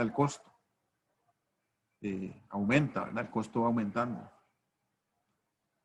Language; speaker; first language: Spanish; native; Spanish